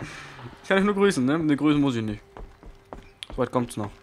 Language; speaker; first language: German; native; German